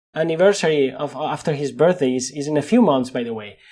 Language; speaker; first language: English; non-native, fluent; Spanish